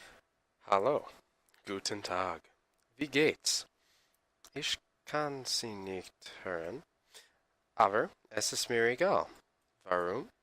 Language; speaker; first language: German; non-native, learner; English